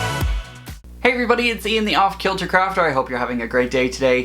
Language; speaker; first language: English; native; English